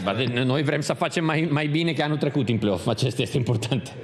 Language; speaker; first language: Romanian; non-native, learner; Italian